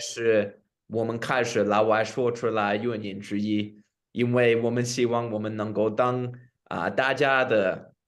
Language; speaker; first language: Chinese; non-native, fluent; English